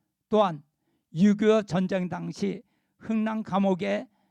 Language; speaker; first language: Korean; native; Korean